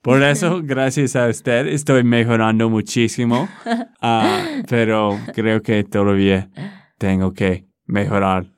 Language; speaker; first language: Spanish; non-native, fluent; English